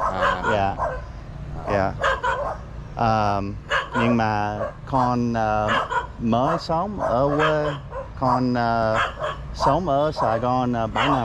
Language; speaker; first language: Vietnamese; non-native, learner; English